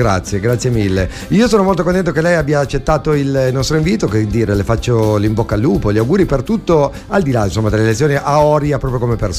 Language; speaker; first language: Italian; native; Italian